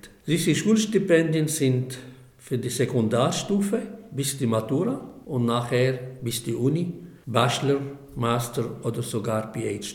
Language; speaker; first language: German; non-native, fluent; Arabic